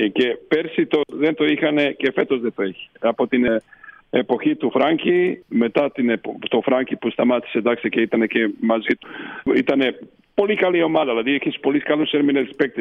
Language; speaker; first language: Greek; non-native, fluent; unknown